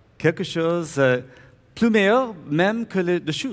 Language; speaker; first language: French; non-native, learner; English